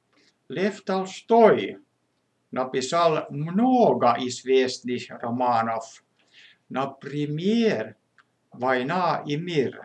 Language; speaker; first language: Russian; non-native, fluent; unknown